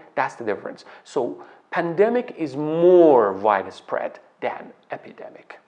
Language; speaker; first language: English; non-native, fluent; Persian